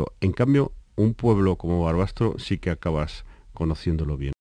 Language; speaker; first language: Spanish; native; Spanish